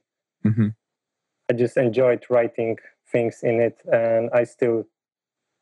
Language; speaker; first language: English; non-native, fluent; Polish